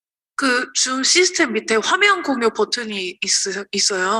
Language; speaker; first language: Korean; non-native, fluent; Russian